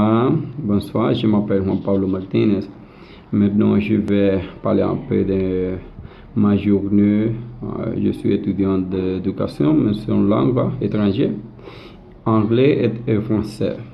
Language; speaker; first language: French; non-native, learner; Spanish